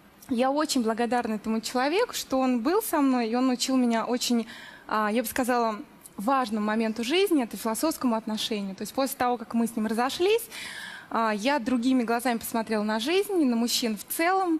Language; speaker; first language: Russian; native; Russian